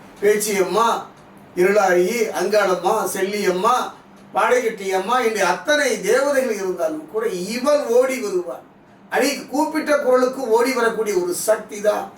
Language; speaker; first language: Tamil; native; Tamil